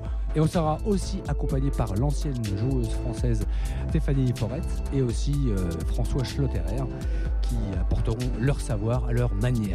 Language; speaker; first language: French; native; French